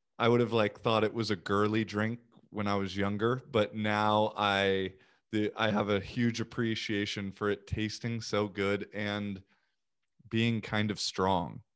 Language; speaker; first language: English; native; English